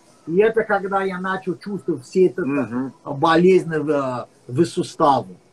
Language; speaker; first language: Russian; non-native, learner; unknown